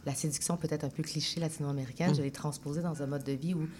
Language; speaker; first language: French; native; French